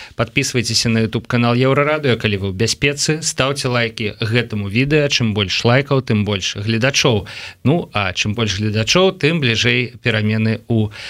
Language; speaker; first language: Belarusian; non-native, local second language; Russian